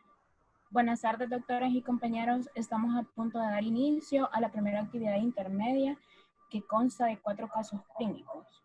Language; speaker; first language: Spanish; native; Spanish